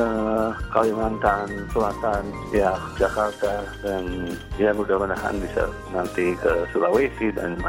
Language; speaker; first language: Indonesian; non-native, fluent; English